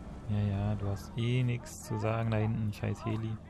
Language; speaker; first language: German; native; German